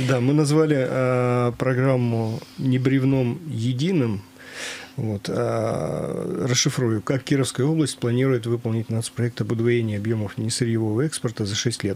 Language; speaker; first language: Russian; native; Russian